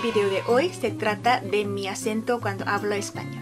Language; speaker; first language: Spanish; non-native, fluent; Korean